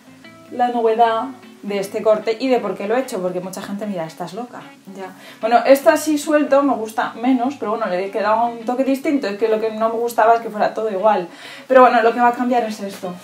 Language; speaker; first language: Spanish; native; Spanish